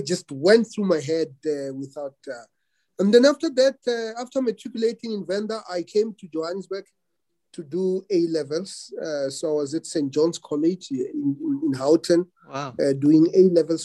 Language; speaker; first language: English; non-native, local second language; Venda